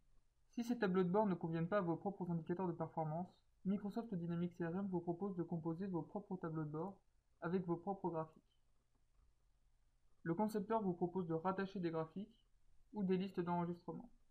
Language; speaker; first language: French; native; French